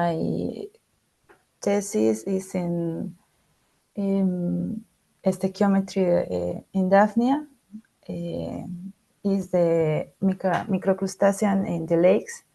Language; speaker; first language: English; non-native, learner; Spanish